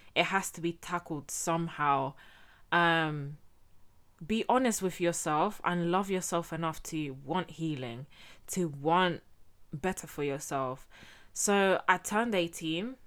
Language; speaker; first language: English; early bilingual, heritage; Spanish